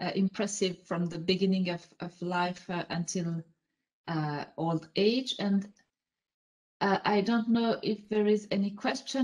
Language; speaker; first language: English; non-native, fluent; French